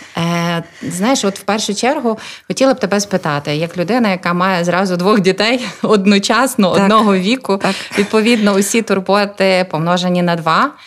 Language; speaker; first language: Ukrainian; native; Ukrainian